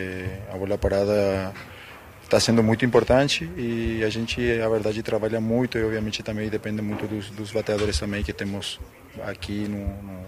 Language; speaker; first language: Portuguese; non-native, fluent; Spanish